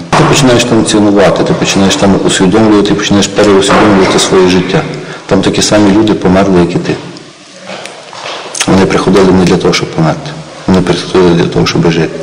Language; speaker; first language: Ukrainian; native; Ukrainian